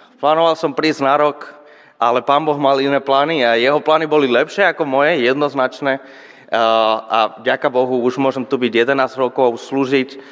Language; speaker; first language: Slovak; non-native, fluent; Spanish